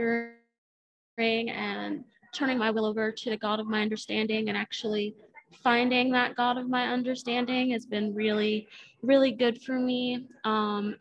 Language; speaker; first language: English; native; English